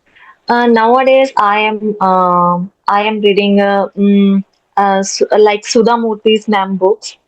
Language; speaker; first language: English; non-native, learner; Hindi